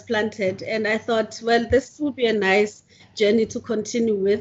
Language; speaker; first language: English; non-native, local second language; Zulu